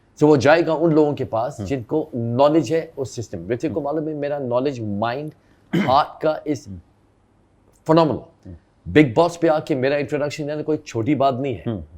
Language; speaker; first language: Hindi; early bilingual, heritage; Hindi